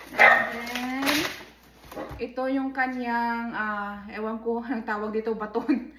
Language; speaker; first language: Filipino; native; Filipino